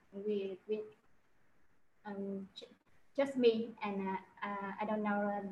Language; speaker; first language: English; non-native, learner; Vietnamese